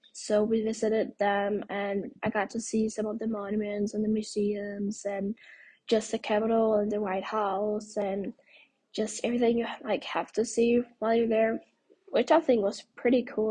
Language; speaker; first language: English; non-native, fluent; Danish